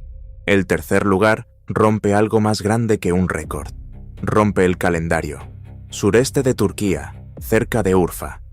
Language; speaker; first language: Spanish; native; Spanish